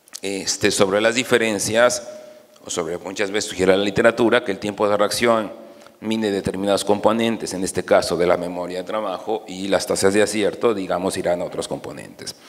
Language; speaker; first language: Spanish; native; Spanish